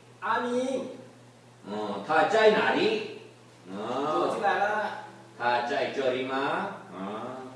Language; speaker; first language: Chinese; non-native, learner; Korean